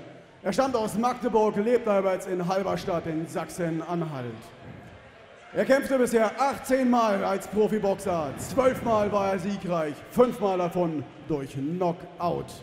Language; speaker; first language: German; native; German